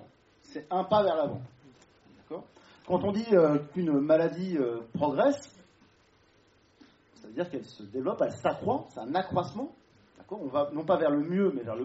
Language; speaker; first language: French; native; French